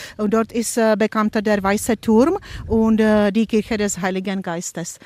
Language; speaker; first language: German; non-native, fluent; Czech